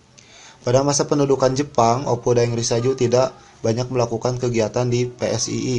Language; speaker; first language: Indonesian; native; Indonesian